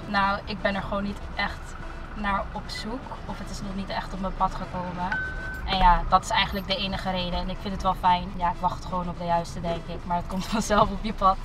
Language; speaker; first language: Dutch; early bilingual, other home language; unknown